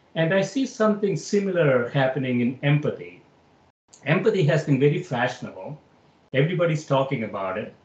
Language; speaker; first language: English; non-native, local second language; Malayalam